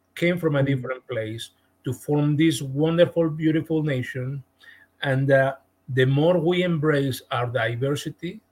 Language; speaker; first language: English; non-native, fluent; Spanish